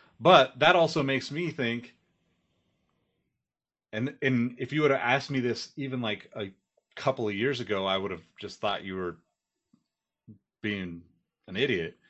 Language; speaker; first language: English; native; English